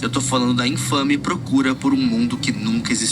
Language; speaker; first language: Portuguese; native; Portuguese